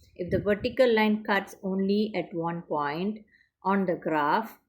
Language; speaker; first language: English; non-native, local second language; Malay